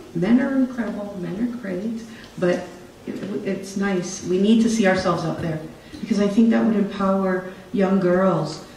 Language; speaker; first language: English; native; English